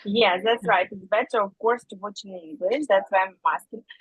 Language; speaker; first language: English; non-native, fluent; Ukrainian